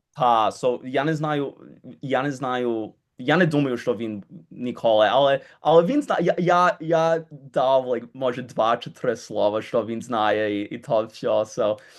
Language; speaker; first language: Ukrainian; early bilingual, heritage; Ukrainian